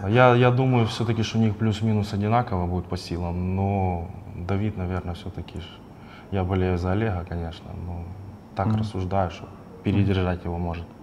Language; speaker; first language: Russian; native; Russian